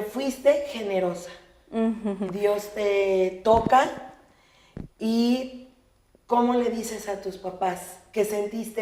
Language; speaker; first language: Spanish; native; Spanish